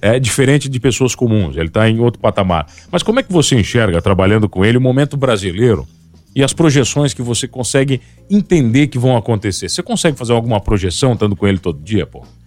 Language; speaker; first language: Portuguese; native; Portuguese